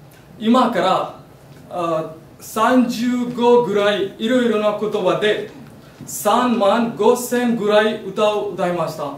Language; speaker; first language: Japanese; non-native, learner; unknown